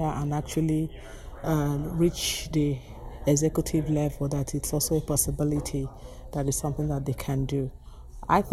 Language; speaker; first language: English; non-native, local second language; Igbo